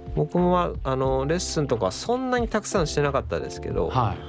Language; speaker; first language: Japanese; native; Japanese